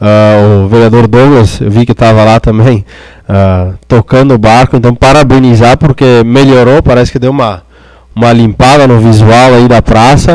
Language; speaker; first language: Portuguese; native; Portuguese